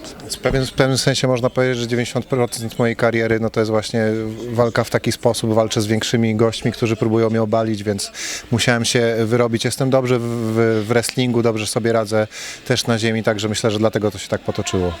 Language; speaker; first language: Polish; native; Polish